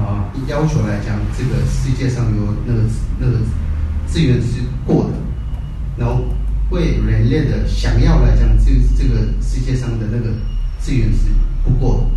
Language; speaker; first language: Chinese; non-native, learner; Tibetan